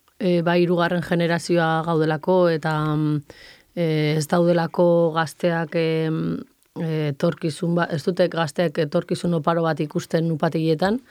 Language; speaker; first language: Basque; non-native, local second language; Spanish